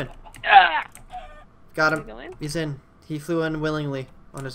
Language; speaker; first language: English; native; English